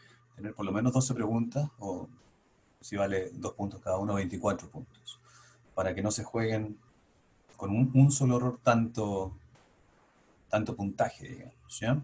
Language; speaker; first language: Spanish; native; Spanish